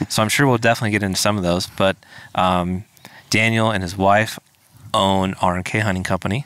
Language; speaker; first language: English; native; English